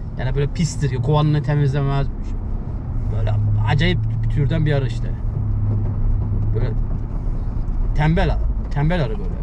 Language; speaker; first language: Turkish; native; Turkish